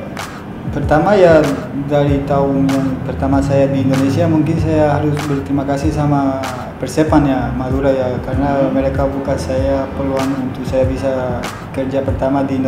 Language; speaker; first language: Indonesian; non-native, fluent; Spanish